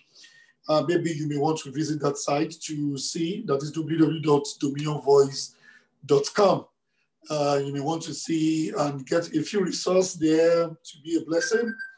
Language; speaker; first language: English; non-native, local second language; Yoruba